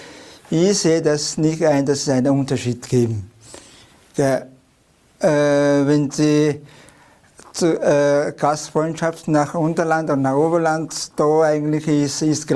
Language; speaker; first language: German; non-native, fluent; Chinese